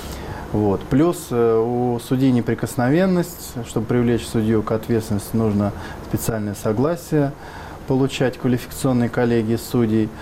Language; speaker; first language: Russian; native; Russian